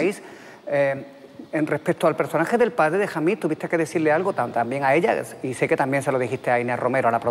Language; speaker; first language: Spanish; native; Spanish